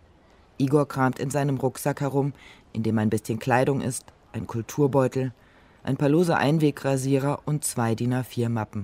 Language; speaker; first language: German; native; German